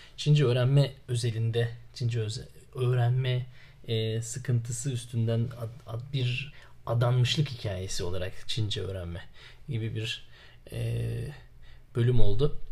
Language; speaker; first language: Turkish; native; Turkish